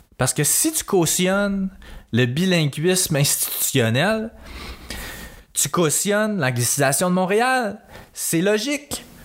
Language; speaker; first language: French; native; French